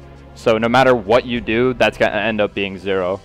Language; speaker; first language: English; native; English